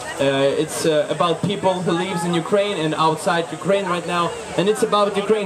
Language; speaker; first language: English; non-native, learner; Ukrainian